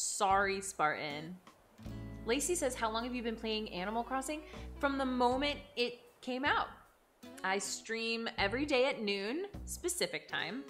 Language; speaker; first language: English; native; English